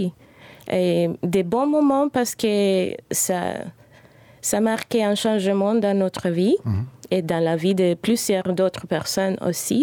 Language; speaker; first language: French; non-native, fluent; Spanish